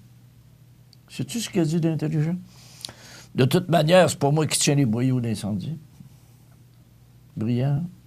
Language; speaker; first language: French; native; French